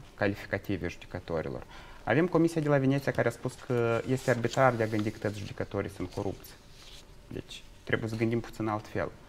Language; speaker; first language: Romanian; native; Romanian